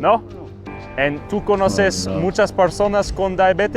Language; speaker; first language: Spanish; non-native, learner; English